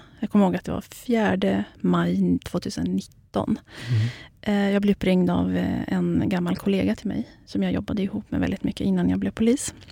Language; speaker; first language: Swedish; early bilingual, other home language; Kurdish